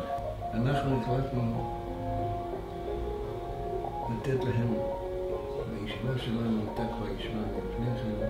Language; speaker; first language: Hebrew; non-native, fluent; Russian